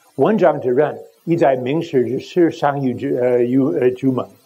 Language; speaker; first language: Chinese; non-native, learner; English